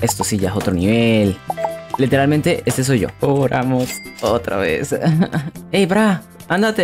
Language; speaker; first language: Spanish; native; Spanish